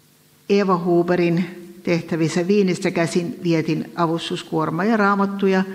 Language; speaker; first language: Finnish; native; Finnish